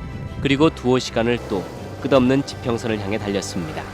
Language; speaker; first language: Korean; native; Korean